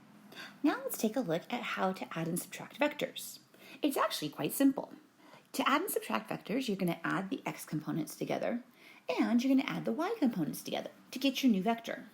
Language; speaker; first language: English; native; English